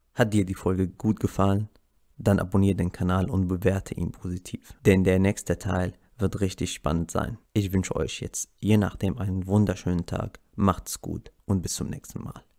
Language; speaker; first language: German; non-native, fluent; Arabic